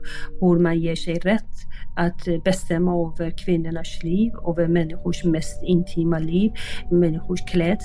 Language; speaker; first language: Swedish; non-native, fluent; Persian